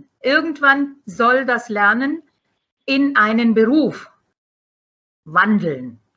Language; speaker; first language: German; non-native, fluent; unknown